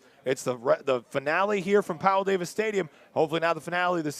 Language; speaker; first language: English; native; English